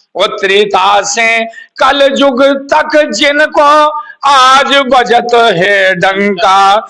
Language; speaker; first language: Hindi; native; Hindi